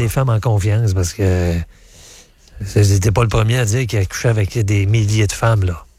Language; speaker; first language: French; native; French